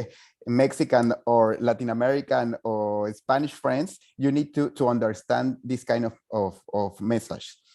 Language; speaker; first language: English; non-native, fluent; Spanish